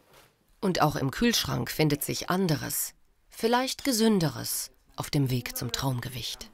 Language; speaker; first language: German; native; German